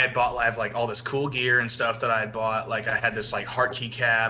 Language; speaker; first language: English; native; English